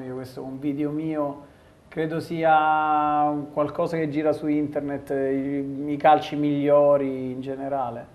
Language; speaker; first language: Italian; native; Italian